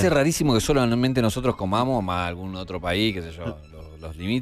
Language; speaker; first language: Spanish; native; Spanish